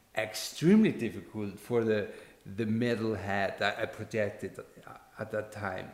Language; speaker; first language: English; non-native, fluent; Icelandic